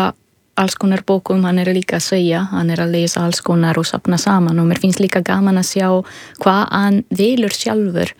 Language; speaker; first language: Icelandic; non-native, learner; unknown